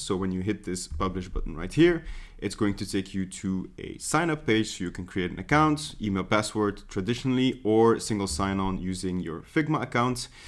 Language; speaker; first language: English; non-native, fluent; Dutch